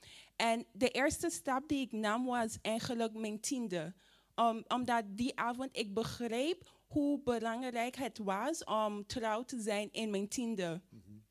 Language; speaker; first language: Dutch; non-native, fluent; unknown